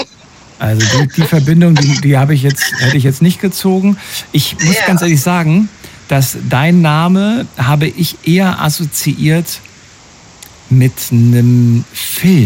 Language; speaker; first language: German; native; German